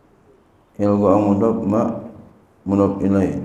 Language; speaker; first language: Arabic; non-native, fluent; Indonesian